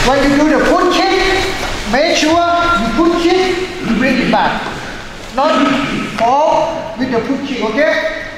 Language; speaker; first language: English; non-native, learner; Thai